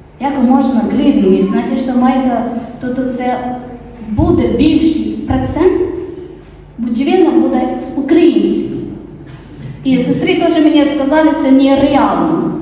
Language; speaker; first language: Ukrainian; non-native, learner; Polish